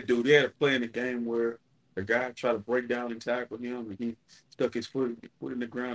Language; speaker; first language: English; native; English